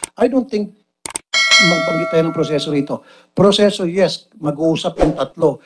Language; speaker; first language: Filipino; native; Filipino